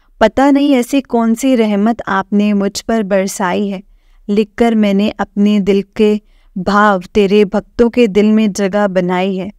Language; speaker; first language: Hindi; native; Hindi